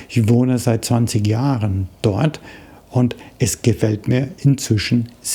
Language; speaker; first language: German; non-native, fluent; English